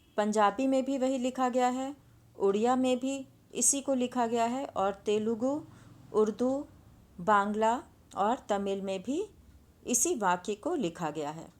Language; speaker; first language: Hindi; native; Hindi